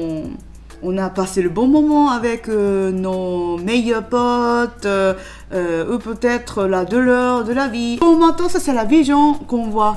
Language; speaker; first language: French; non-native, learner; Japanese